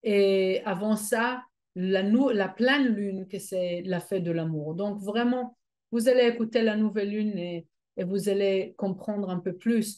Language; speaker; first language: French; non-native, fluent; Hebrew